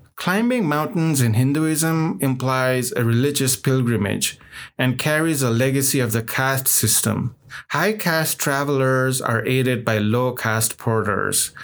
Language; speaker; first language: English; non-native, local second language; Nepali